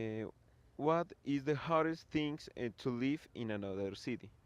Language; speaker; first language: English; non-native, learner; Spanish